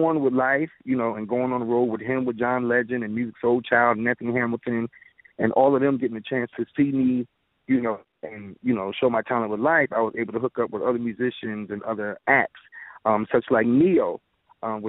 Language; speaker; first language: English; native; English